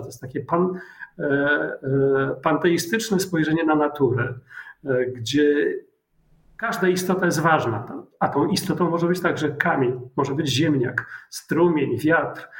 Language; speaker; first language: Polish; native; Polish